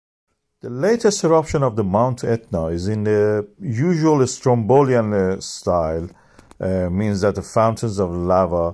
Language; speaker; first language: English; non-native, fluent; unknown